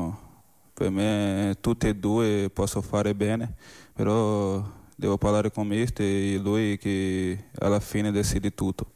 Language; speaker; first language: Italian; non-native, fluent; Portuguese